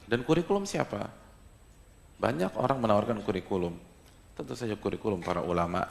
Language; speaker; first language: Indonesian; native; Indonesian